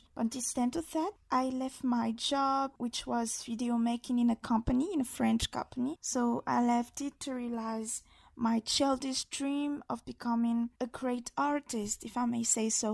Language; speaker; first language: English; non-native, fluent; Malagasy